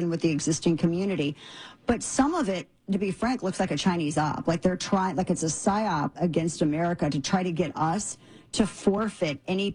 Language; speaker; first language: English; native; English